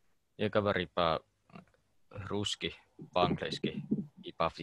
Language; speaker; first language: Russian; non-native, learner; Finnish